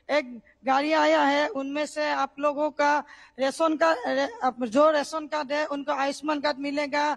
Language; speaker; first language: Hindi; non-native, local second language; Assamese